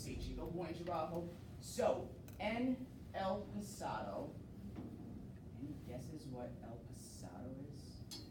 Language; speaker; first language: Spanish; non-native, learner; English